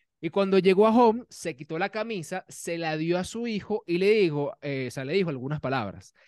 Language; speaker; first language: Spanish; native; Spanish